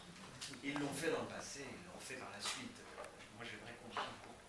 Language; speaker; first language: French; native; French